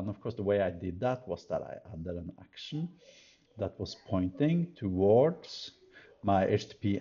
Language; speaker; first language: English; non-native, fluent; Norwegian